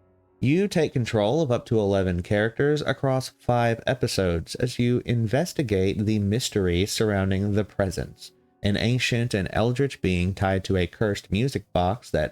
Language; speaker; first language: English; native; English